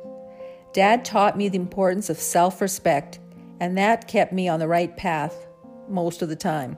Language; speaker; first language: English; native; English